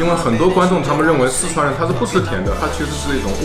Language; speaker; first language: Chinese; native; Chinese